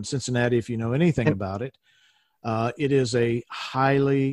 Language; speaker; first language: English; native; English